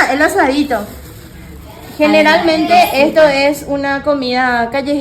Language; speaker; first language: Spanish; native; Spanish